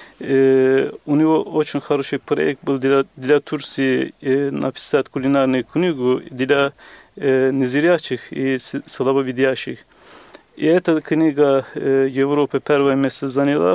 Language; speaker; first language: Russian; non-native, fluent; Turkish